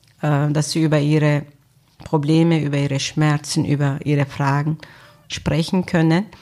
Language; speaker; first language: German; non-native, fluent; Turkish